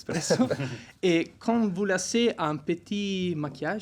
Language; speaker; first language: French; non-native, learner; Italian